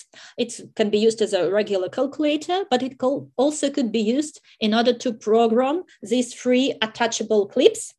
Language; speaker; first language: English; non-native, fluent; Russian